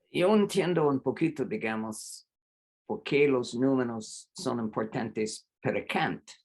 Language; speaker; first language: Spanish; non-native, fluent; English